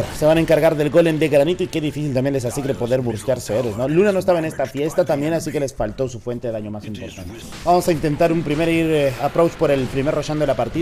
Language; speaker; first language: Spanish; native; Spanish